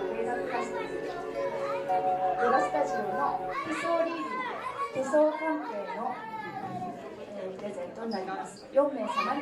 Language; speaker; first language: Japanese; native; Japanese